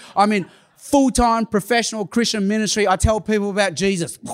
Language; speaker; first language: English; non-native, local second language; Cantonese